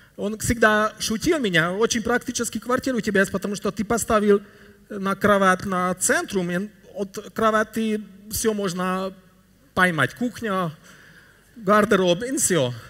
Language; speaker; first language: Russian; non-native, learner; Hungarian